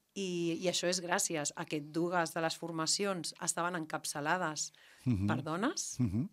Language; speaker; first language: Catalan; native; Catalan